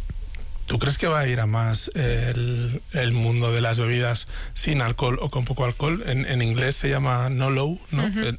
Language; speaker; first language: Spanish; native; Spanish